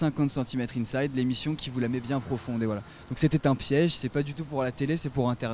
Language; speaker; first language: French; native; French